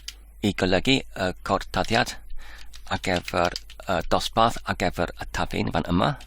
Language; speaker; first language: Welsh; non-native, learner; English